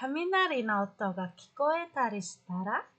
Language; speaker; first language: Japanese; non-native, fluent; Mongolian